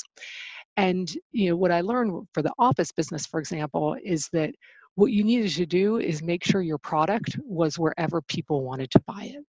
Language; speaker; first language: English; native; English